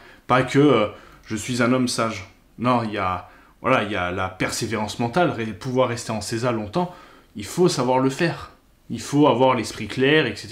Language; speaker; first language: French; native; French